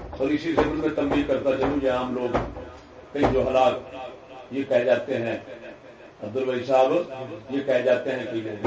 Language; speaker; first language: Urdu; non-native, local second language; Punjabi